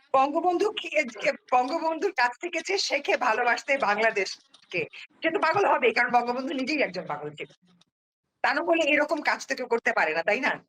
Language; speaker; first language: Bangla; early bilingual, heritage; Bangla